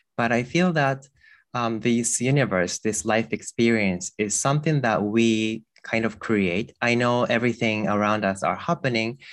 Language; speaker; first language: English; non-native, fluent; Japanese